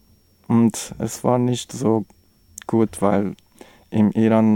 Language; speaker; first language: German; non-native, learner; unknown